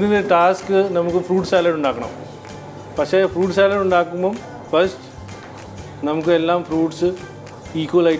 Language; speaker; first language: Malayalam; non-native, learner; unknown